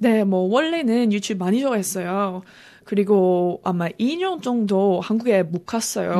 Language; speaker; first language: Korean; non-native, learner; English